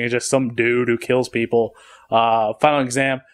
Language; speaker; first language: English; native; English